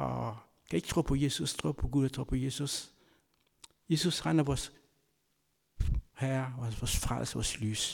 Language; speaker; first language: Danish; non-native, fluent; Kabuverdianu